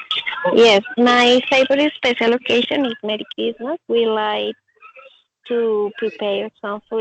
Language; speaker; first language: English; non-native, learner; Spanish